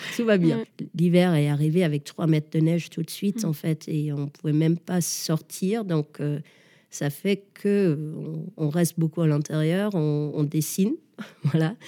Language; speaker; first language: French; early bilingual, other home language; Danish